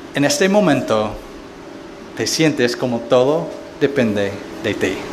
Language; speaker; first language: Spanish; non-native, fluent; English